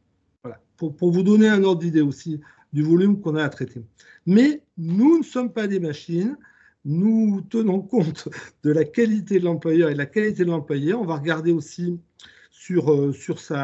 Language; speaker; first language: French; native; French